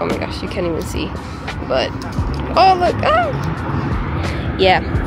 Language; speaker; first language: English; early bilingual, other home language; Spanish